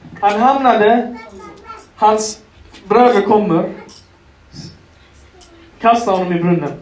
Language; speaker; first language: Swedish; non-native, local second language; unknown